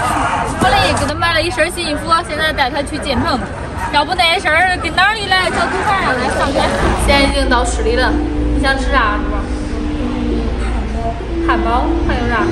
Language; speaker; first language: Chinese; native; Chinese